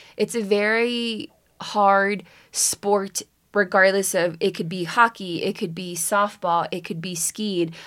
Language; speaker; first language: English; native; English